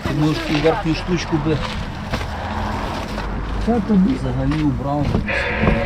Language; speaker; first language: Ukrainian; native; Ukrainian